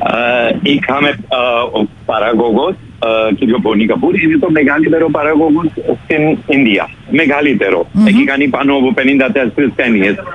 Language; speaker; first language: Greek; non-native, fluent; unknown